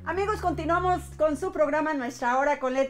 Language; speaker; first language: Spanish; native; Spanish